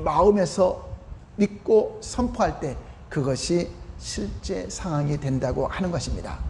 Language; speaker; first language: Korean; native; Korean